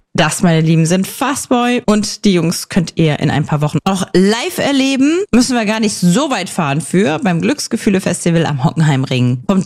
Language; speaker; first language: German; native; German